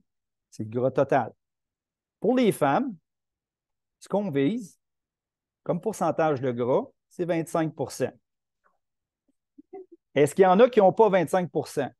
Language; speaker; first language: French; native; French